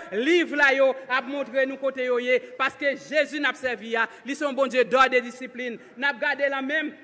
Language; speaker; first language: French; non-native, local second language; Haitian Creole